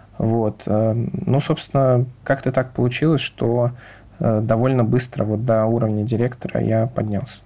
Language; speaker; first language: Russian; native; Russian